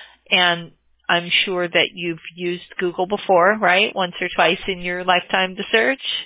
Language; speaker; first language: English; native; English